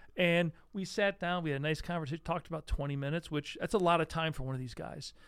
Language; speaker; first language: English; native; English